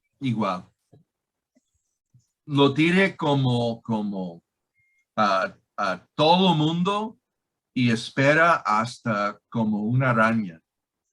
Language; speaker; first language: Spanish; non-native, fluent; English